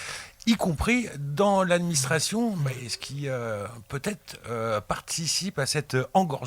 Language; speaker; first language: French; native; French